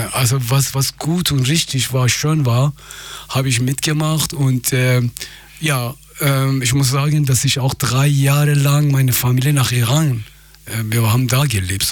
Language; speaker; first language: German; non-native, fluent; Persian